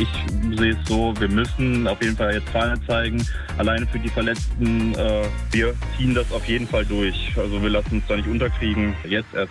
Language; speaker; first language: German; native; German